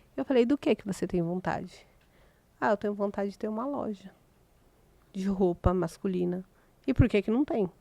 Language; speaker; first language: Portuguese; native; Portuguese